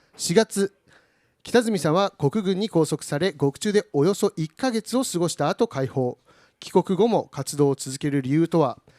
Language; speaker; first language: Japanese; native; Japanese